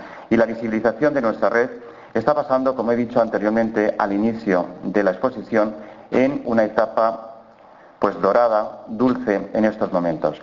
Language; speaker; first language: Spanish; native; Spanish